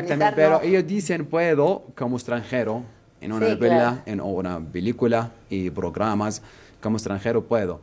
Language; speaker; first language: Spanish; non-native, learner; Arabic